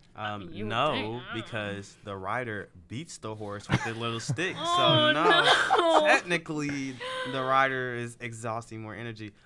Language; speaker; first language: English; native; English